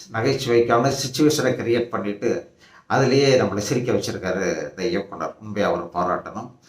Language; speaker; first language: Tamil; native; Tamil